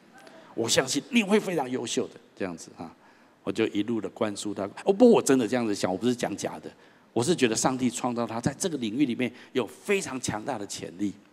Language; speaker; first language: Chinese; native; Chinese